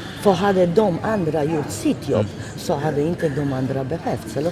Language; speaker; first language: Swedish; non-native, fluent; Polish